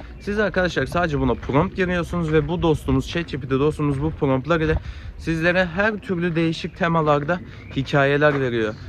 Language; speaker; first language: Turkish; native; Turkish